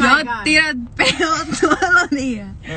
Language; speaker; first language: Spanish; early bilingual, heritage; English